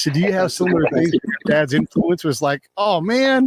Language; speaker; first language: English; native; English